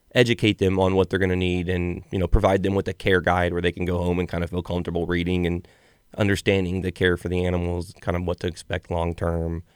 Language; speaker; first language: English; native; English